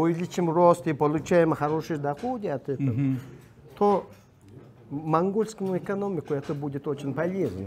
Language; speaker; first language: Russian; non-native, learner; Mongolian